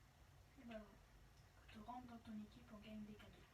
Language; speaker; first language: French; native; French